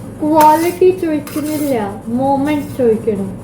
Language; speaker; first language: Malayalam; early bilingual, heritage; Malayalam